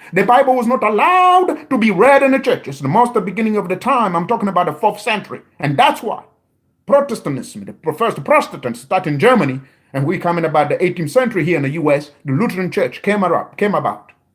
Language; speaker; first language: English; non-native, fluent; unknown